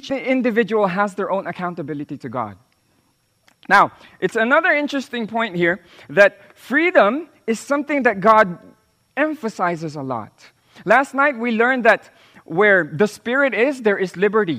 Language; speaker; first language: English; non-native, local second language; Filipino